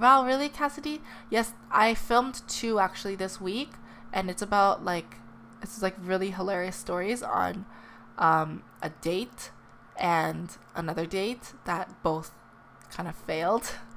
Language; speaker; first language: English; early bilingual, other home language; Korean